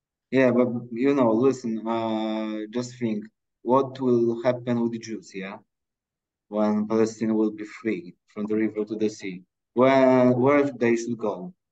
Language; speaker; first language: English; non-native, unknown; Polish